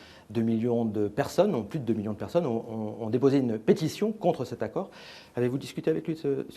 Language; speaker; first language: French; native; French